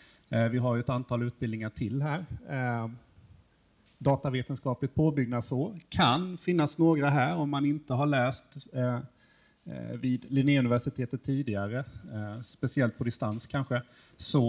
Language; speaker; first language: Swedish; native; Swedish